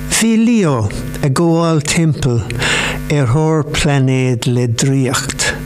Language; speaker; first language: Irish; non-native, local second language; English